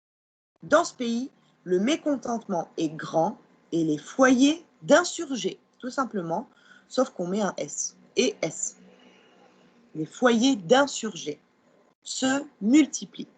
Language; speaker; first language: French; non-native, local second language; Arabic